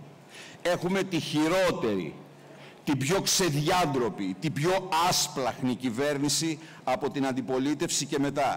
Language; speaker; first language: Greek; native; Greek